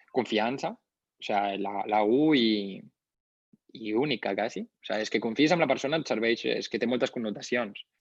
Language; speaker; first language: Catalan; non-native, local second language; Spanish